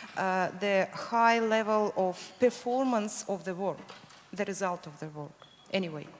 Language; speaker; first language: English; non-native, fluent; Russian